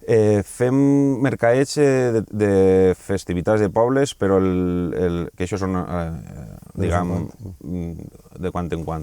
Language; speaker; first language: Catalan; native; Catalan